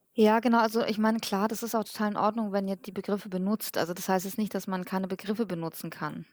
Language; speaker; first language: German; early bilingual, other home language; Persian